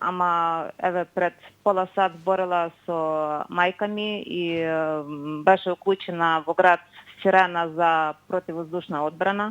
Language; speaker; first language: Macedonian; non-native, fluent; Ukrainian